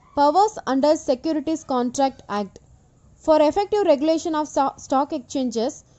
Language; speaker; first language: English; non-native, local second language; Tamil